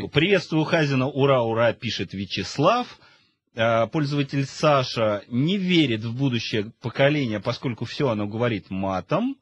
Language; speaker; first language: Russian; native; Russian